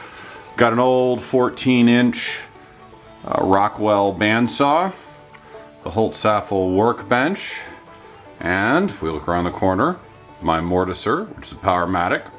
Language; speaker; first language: English; native; English